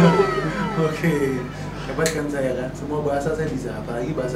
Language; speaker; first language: Indonesian; native; Indonesian